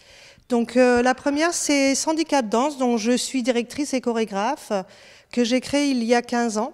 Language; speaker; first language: French; native; French